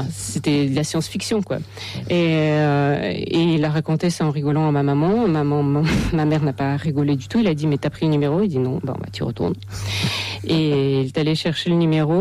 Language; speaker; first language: French; non-native, fluent; Russian